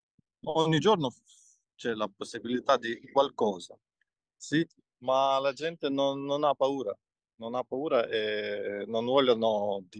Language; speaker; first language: Italian; non-native, fluent; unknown